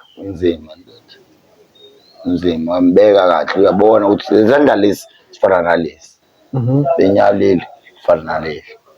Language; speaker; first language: Zulu; non-native, local second language; Tswana